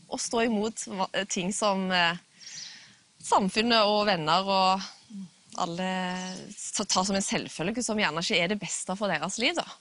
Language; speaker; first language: Norwegian; native; Norwegian